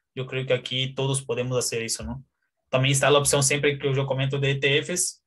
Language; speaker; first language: Spanish; non-native, fluent; Portuguese